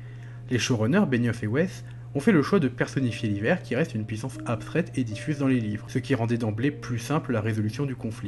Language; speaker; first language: French; native; French